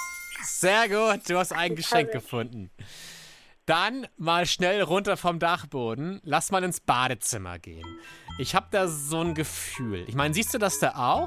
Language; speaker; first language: German; native; German